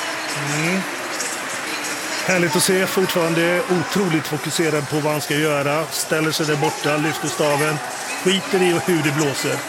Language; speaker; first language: Swedish; native; Swedish